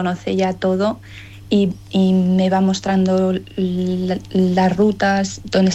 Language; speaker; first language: Spanish; native; Spanish